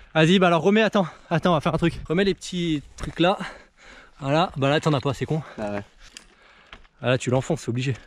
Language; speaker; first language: French; native; French